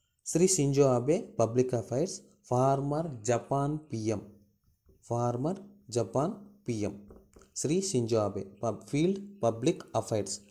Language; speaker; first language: English; non-native, local second language; Telugu